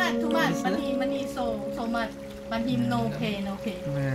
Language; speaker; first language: English; non-native, learner; Thai